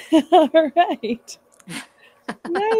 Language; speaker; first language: English; native; English